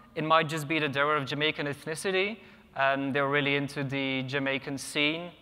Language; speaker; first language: English; non-native, fluent; Polish